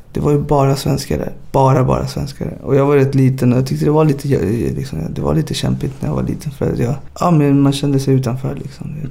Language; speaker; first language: Swedish; early bilingual, other home language; Spanish